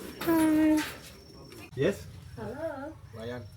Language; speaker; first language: English; non-native, learner; Turkish